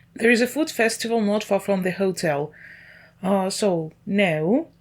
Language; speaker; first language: English; non-native, fluent; Ukrainian